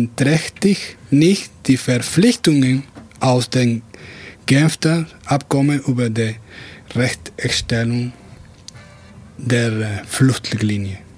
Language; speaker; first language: German; non-native, fluent; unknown